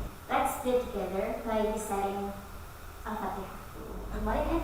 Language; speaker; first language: English; non-native, fluent; Indonesian